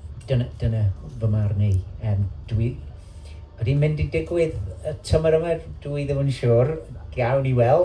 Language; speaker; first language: Welsh; non-native, local second language; English